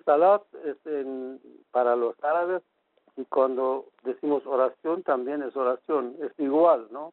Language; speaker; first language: Spanish; non-native, fluent; Persian